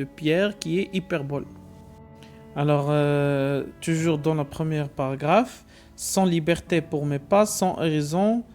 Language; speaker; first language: French; non-native, local second language; Arabic